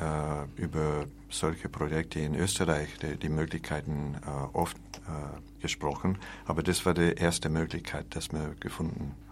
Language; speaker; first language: German; non-native, learner; English